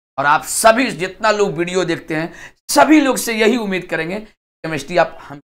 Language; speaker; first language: Hindi; native; Hindi